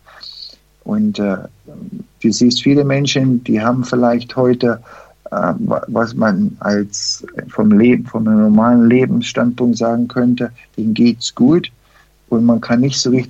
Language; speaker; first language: German; early bilingual, heritage; German